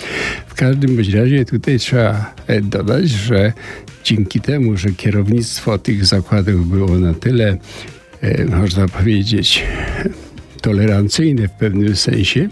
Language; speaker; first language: Polish; native; Polish